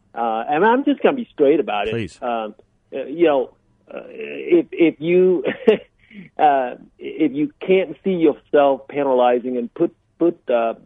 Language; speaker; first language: English; early bilingual, other home language; Vietnamese